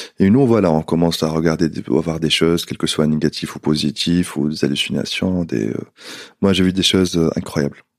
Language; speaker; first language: French; non-native, local second language; Arabic